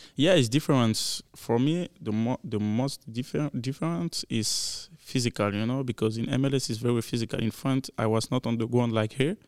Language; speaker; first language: English; non-native, learner; French